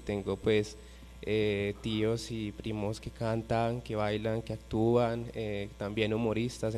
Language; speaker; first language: Spanish; native; Spanish